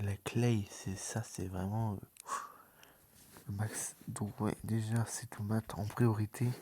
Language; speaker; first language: French; native; French